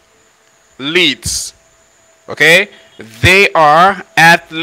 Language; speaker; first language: English; non-native, fluent; Haitian Creole